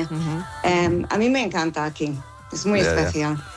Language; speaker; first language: Spanish; non-native, fluent; English